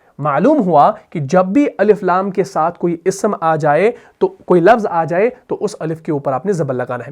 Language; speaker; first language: Urdu; native; Urdu